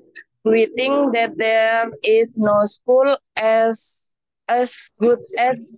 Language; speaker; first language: English; non-native, learner; Indonesian